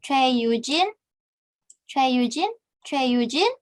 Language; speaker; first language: Korean; non-native, fluent; Indonesian